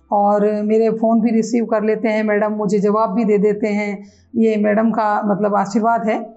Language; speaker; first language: Hindi; native; Hindi